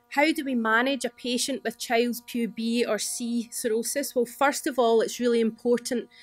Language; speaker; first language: English; native; English